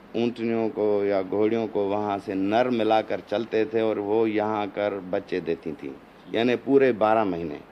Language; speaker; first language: Urdu; non-native, local second language; Sindhi